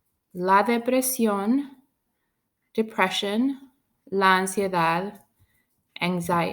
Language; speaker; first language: Spanish; non-native, fluent; English